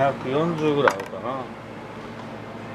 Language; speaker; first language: Japanese; native; Japanese